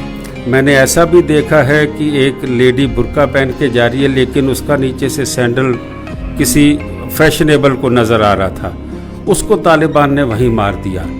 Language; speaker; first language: Hindi; non-native, local second language; Punjabi